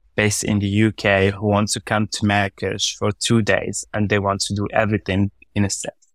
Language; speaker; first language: English; non-native, fluent; Arabic